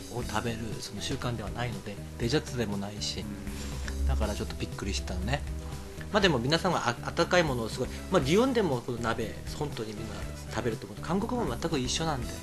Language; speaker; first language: Japanese; non-native, fluent; Korean